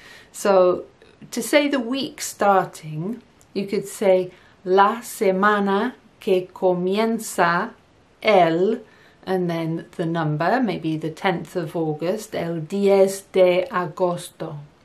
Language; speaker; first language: English; native; English